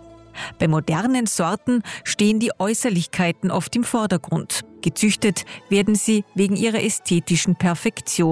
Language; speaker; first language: German; native; German